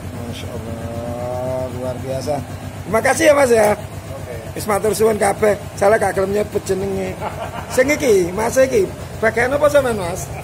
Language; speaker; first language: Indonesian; non-native, local second language; Javanese